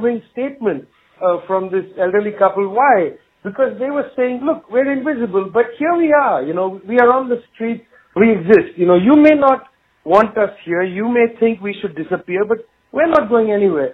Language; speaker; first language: English; non-native, local second language; Bangla